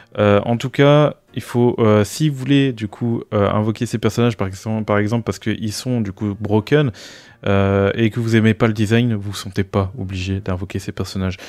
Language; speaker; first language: French; native; French